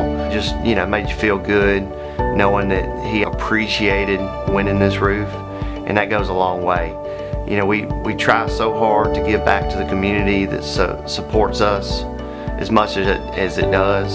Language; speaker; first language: English; native; English